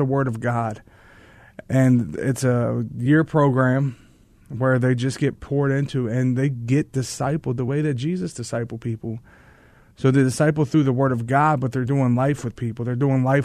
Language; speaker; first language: English; native; English